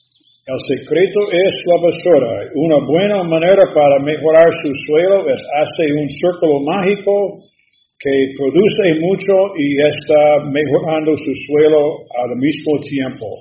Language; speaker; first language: Spanish; non-native, learner; English